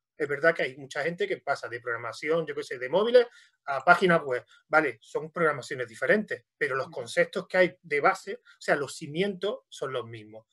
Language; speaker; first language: Spanish; native; Spanish